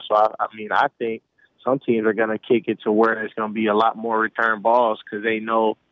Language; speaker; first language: English; native; English